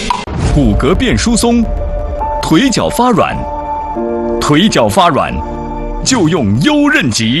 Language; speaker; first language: Chinese; native; Chinese